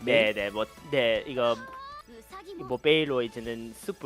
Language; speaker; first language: Korean; early bilingual, heritage; Korean